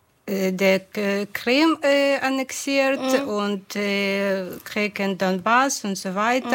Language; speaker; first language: German; non-native, fluent; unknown